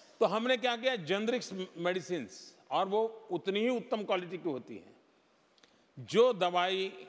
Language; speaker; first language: Hindi; non-native, local second language; Gujarati